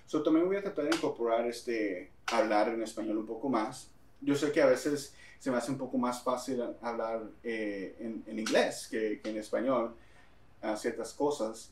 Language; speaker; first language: Spanish; early bilingual, heritage; Spanish